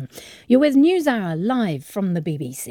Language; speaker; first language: English; native; English